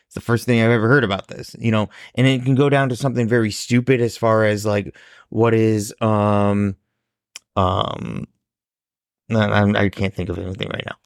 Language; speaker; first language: English; native; English